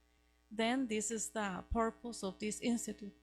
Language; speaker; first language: English; non-native, learner; Spanish